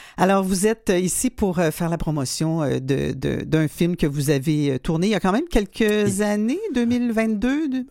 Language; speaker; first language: French; native; French